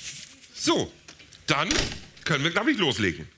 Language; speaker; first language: German; native; German